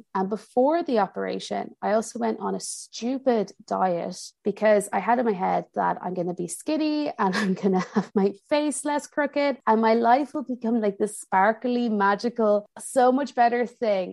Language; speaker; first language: English; native; English